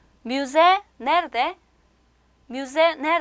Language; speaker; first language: Turkish; non-native, fluent; Korean